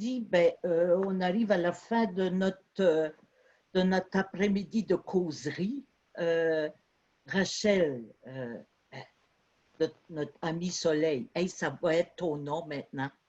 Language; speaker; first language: French; native; French